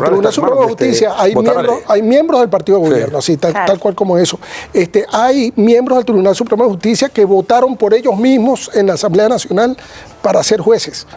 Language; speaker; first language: Spanish; native; Spanish